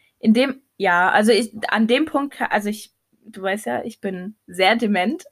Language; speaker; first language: German; early bilingual, other home language; Arabic